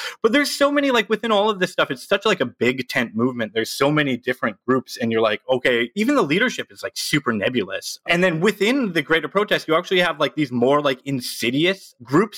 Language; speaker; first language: English; native; English